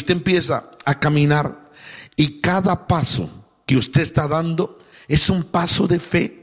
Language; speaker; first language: Spanish; native; Spanish